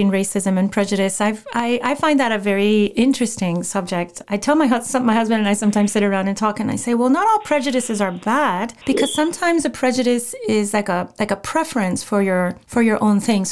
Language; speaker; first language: English; non-native, fluent; Spanish